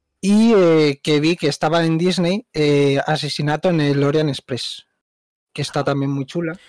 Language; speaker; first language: Spanish; native; Spanish